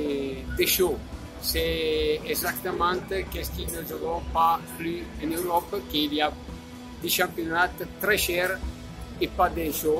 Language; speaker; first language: French; non-native, learner; Italian